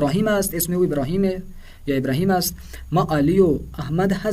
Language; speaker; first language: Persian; non-native, fluent; Urdu